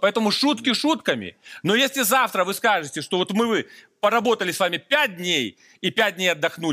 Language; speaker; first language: Russian; native; Russian